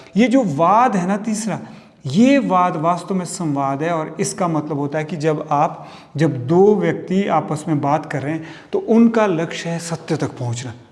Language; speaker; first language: Hindi; native; Hindi